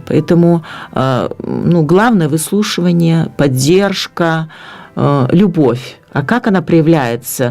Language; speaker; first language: Russian; native; Russian